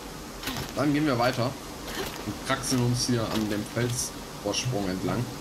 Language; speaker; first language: German; native; German